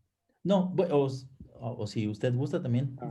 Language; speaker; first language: Spanish; native; Spanish